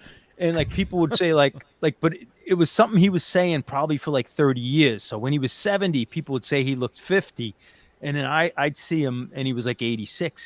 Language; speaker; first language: English; native; English